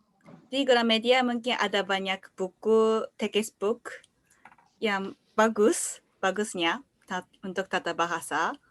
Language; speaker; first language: Indonesian; non-native, learner; Japanese